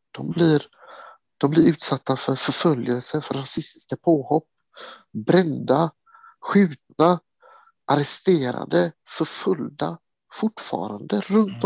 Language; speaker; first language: Swedish; early bilingual, other home language; Romany